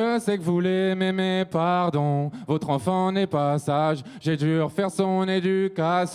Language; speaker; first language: French; native; French